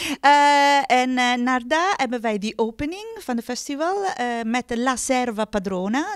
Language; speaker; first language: Dutch; non-native, fluent; Italian